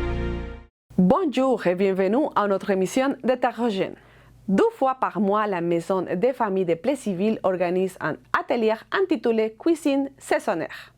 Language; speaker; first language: French; non-native, fluent; Spanish